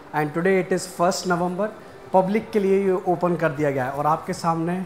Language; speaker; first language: Hindi; non-native, local second language; Marathi